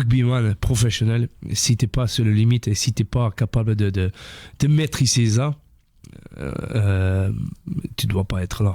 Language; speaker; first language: French; non-native, fluent; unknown